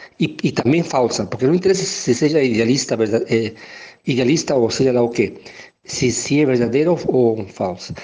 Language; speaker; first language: Portuguese; non-native, fluent; Spanish